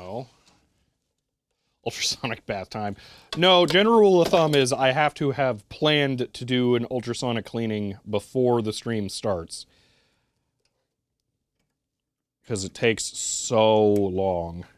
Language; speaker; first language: English; native; English